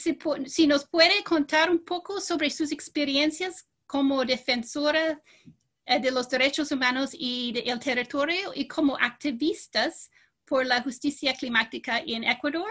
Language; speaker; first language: Spanish; non-native, fluent; English